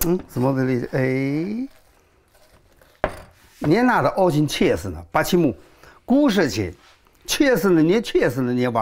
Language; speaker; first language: Russian; non-native, learner; Chinese